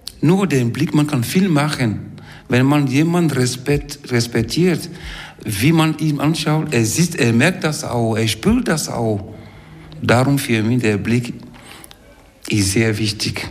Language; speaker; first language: German; non-native, fluent; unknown